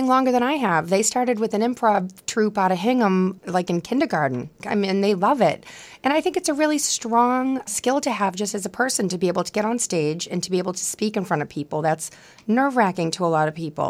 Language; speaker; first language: English; native; English